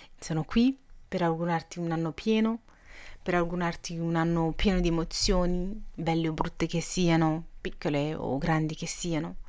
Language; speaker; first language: Italian; native; Italian